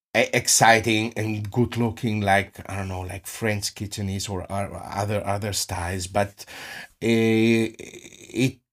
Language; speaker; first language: English; non-native, fluent; Greek